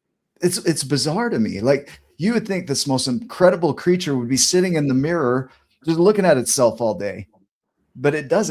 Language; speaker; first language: English; native; English